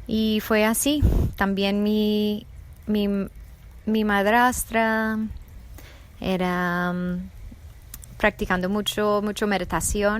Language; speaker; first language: Spanish; non-native, fluent; English